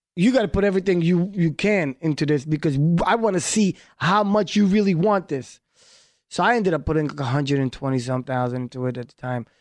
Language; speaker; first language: English; early bilingual, other home language; Hebrew